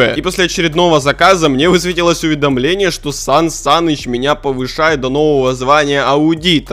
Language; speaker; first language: Russian; native; Russian